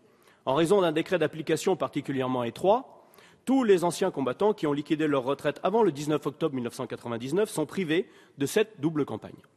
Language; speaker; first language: French; native; French